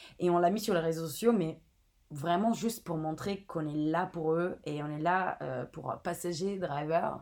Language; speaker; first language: French; non-native, fluent; Italian